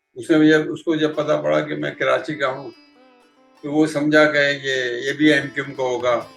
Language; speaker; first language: Urdu; native; Urdu